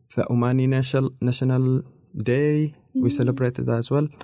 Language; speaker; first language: English; non-native, learner; Arabic